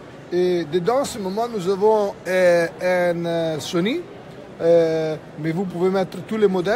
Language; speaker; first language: French; non-native, fluent; Italian